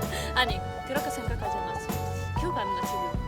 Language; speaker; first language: Korean; non-native, fluent; Polish